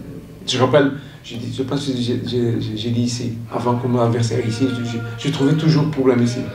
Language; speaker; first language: French; non-native, learner; Portuguese